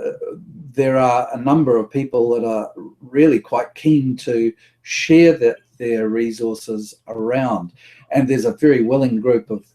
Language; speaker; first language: English; native; English